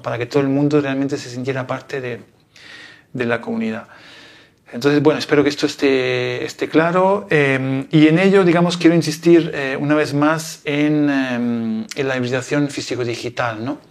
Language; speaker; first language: Spanish; non-native, fluent; Italian